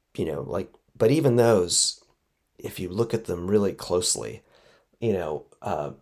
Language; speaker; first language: English; native; English